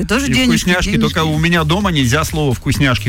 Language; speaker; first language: Russian; native; Russian